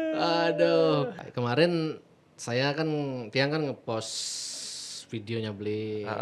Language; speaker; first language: Indonesian; non-native, local second language; Balinese